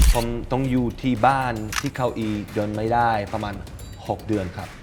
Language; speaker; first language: Thai; non-native, learner; Spanish